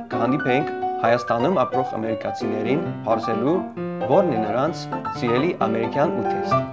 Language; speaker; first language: Armenian; non-native, learner; English